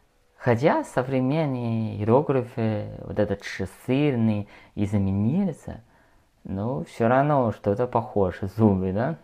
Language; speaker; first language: Russian; non-native, learner; Chinese